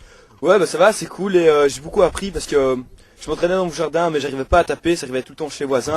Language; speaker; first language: French; native; French